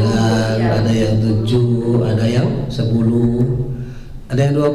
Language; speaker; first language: Indonesian; native; Indonesian